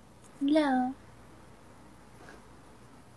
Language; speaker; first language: Arabic; non-native, learner; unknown